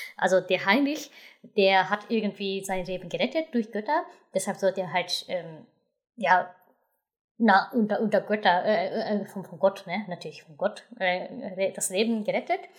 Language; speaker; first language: German; non-native, fluent; Japanese